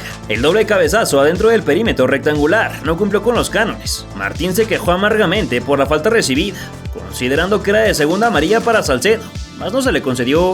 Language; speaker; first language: Spanish; native; Spanish